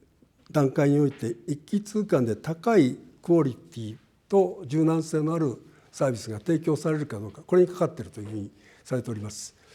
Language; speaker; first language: Japanese; native; Japanese